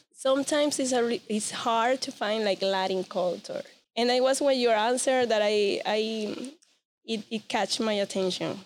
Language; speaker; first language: English; non-native, learner; Spanish